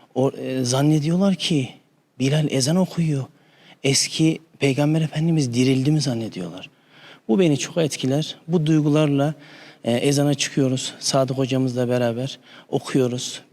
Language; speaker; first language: Turkish; native; Turkish